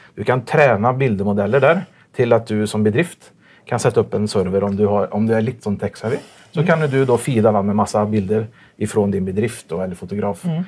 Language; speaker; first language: Swedish; native; Swedish